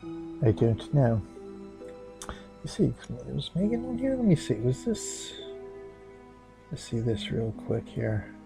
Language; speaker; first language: English; native; English